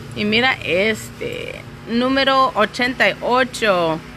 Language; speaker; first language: Spanish; early bilingual, heritage; Spanish